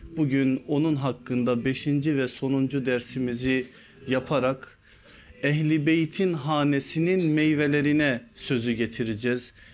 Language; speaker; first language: Turkish; native; Turkish